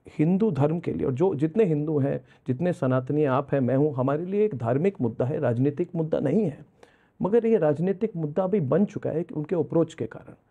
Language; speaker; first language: Hindi; non-native, local second language; Bangla